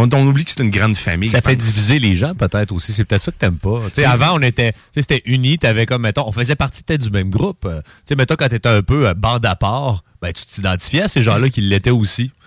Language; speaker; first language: French; native; French